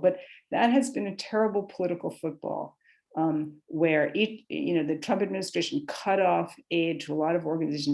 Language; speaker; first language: English; native; English